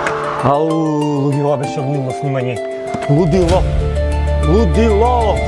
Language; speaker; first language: Macedonian; native; Macedonian